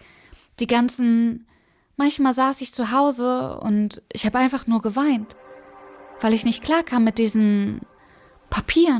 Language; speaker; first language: German; early bilingual, other home language; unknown